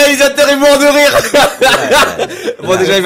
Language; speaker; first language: French; non-native, local second language; Arabic